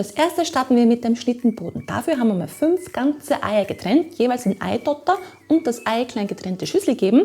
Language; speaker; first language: German; native; German